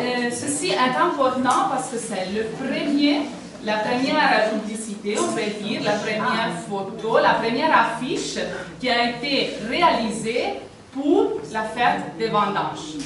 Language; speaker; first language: French; non-native, fluent; Italian